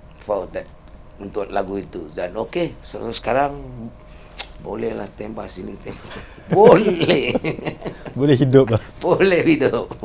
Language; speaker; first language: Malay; non-native, local second language; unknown